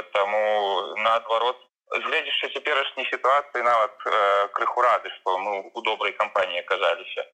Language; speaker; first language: Belarusian; non-native, local second language; Russian